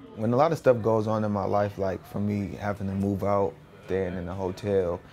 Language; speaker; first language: English; native; English